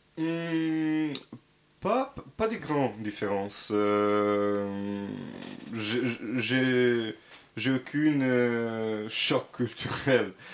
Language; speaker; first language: French; non-native, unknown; Serbian